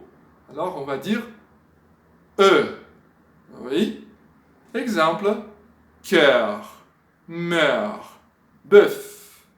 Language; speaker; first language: French; non-native, fluent; Portuguese